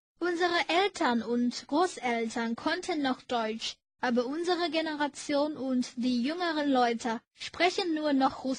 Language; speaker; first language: German; non-native, learner; Chinese